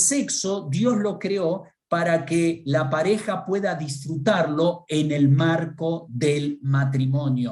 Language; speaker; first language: Spanish; native; Spanish